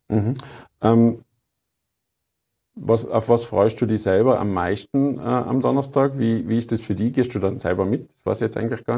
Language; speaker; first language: German; native; German